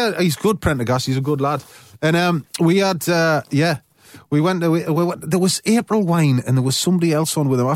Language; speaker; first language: English; native; English